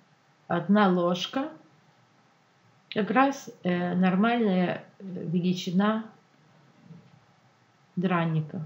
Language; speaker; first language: Russian; non-native, local second language; Ukrainian